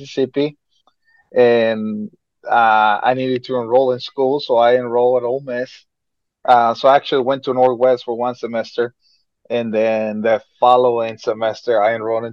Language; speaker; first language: English; non-native, fluent; Spanish